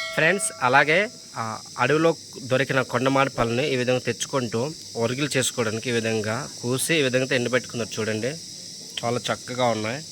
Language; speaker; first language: Telugu; non-native, local second language; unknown